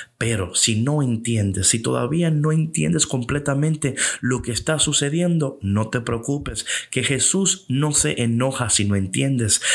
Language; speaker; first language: Spanish; early bilingual, heritage; English